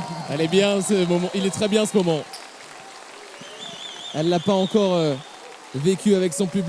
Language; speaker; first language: French; native; French